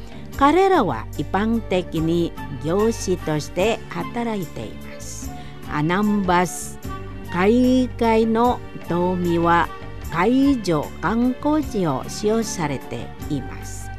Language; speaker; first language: Japanese; non-native, fluent; Indonesian